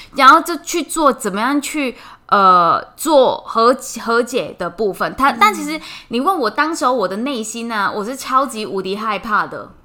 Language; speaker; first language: Chinese; non-native, fluent; Cantonese